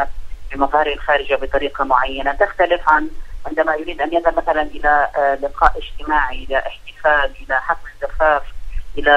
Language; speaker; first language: Arabic; native; Arabic